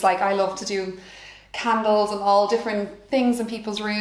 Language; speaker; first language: English; native; English